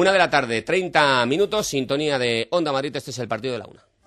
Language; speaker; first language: Spanish; native; Spanish